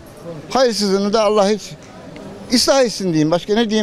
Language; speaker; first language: Turkish; native; Turkish